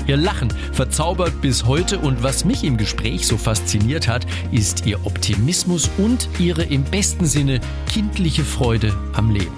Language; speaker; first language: German; native; German